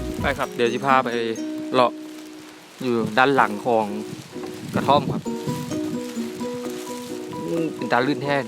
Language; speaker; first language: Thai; non-native, local second language; Northeastern Thai